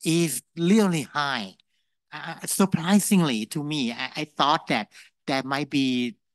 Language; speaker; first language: English; non-native, fluent; Thai